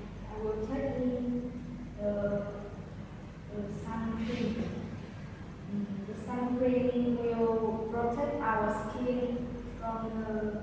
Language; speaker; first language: English; non-native, learner; Vietnamese